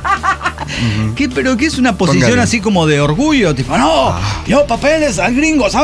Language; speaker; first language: Spanish; native; Spanish